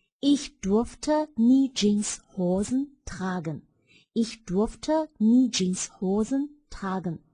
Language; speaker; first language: German; non-native, fluent; Chinese